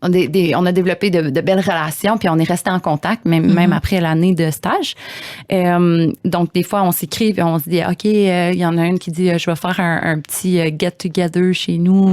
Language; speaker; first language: French; native; French